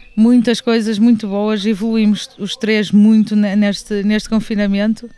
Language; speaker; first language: Portuguese; native; Portuguese